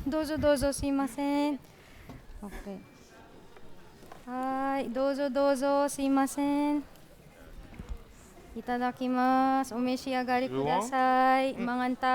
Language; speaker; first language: Japanese; non-native, learner; English